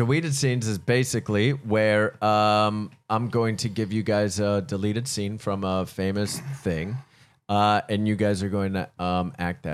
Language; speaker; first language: English; native; English